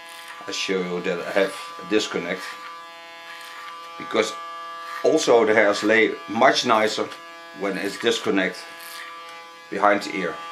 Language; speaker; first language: English; non-native, fluent; Dutch